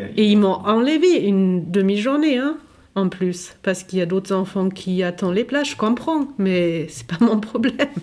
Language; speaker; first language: French; non-native, fluent; German